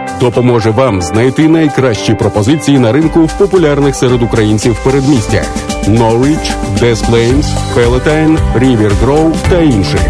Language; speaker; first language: Ukrainian; native; Ukrainian